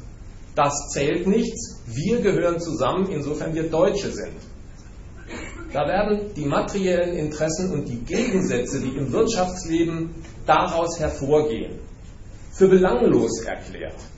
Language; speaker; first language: German; native; German